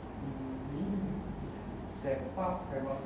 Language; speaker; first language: French; non-native, learner; Khmer